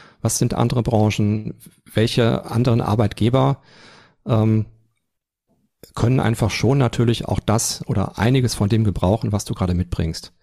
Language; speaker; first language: German; native; German